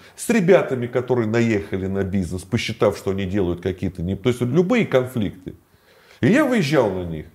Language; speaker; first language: Russian; native; Russian